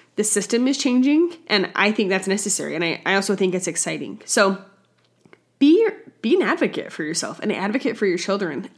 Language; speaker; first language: English; native; English